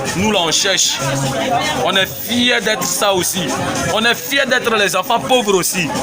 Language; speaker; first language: French; non-native, local second language; Bambara